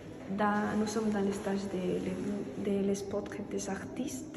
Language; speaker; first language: French; non-native, learner; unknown